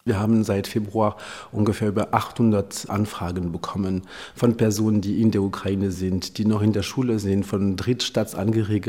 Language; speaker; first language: German; native; German